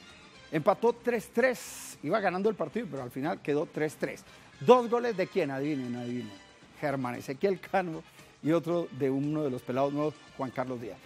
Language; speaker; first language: Spanish; native; Spanish